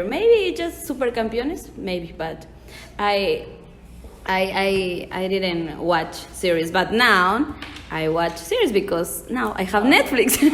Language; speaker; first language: English; non-native, learner; Spanish